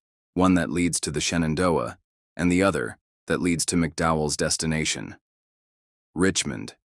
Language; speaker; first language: English; native; English